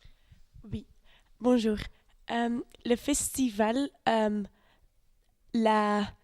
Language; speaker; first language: French; non-native, learner; Dutch